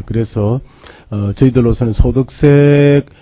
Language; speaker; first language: Korean; native; Korean